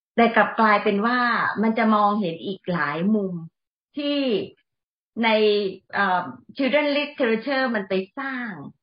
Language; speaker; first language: Thai; native; Thai